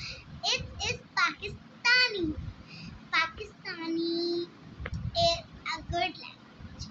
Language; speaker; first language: English; non-native, learner; Urdu